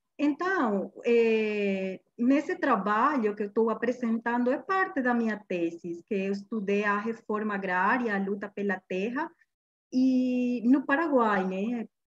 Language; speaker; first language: Portuguese; non-native, fluent; Guarani